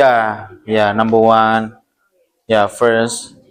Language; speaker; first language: English; non-native, learner; Indonesian